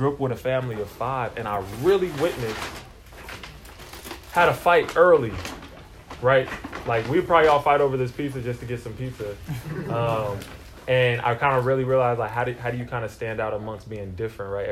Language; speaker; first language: English; native; English